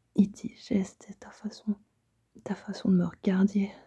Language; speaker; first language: French; native; French